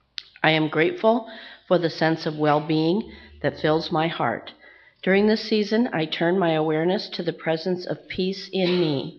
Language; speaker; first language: English; native; English